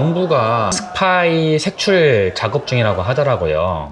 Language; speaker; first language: Korean; native; Korean